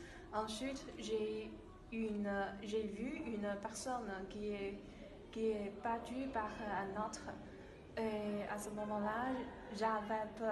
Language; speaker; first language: French; non-native, learner; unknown